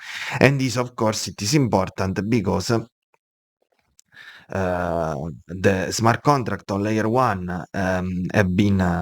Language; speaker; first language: English; non-native, fluent; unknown